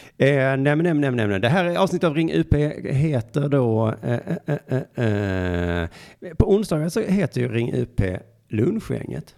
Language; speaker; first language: Swedish; native; Swedish